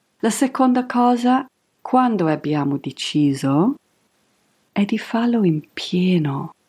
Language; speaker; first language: Italian; non-native, fluent; English